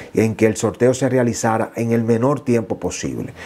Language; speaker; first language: Spanish; native; Spanish